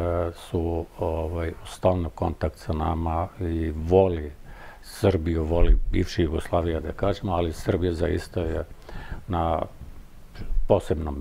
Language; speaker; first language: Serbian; non-native, fluent; Arabic